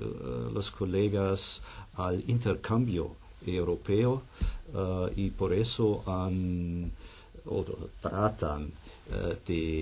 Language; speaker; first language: Spanish; non-native, fluent; German